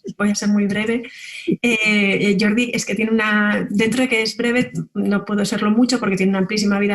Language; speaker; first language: Spanish; native; Spanish